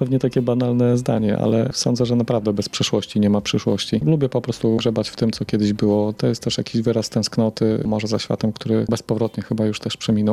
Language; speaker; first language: Polish; native; Polish